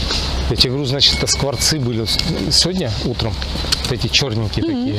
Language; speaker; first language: Russian; native; Russian